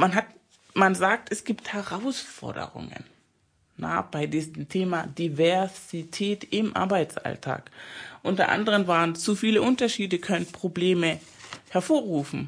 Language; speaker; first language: German; non-native, fluent; Spanish